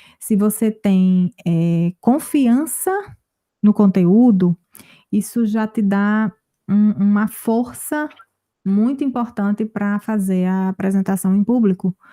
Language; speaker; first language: Portuguese; native; Portuguese